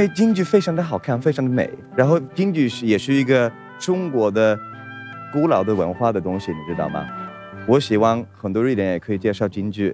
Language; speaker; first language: Chinese; non-native, fluent; Swedish